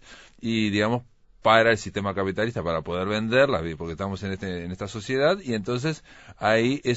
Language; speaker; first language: Spanish; native; Spanish